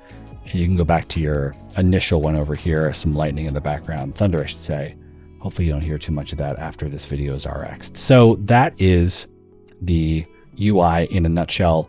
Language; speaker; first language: English; native; English